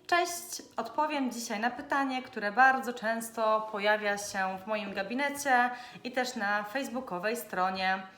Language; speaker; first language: Polish; native; Polish